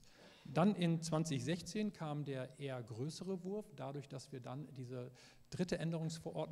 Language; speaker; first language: German; native; German